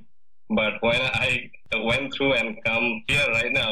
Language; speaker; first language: English; non-native, learner; Bangla